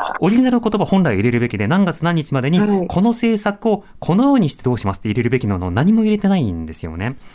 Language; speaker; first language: Japanese; native; Japanese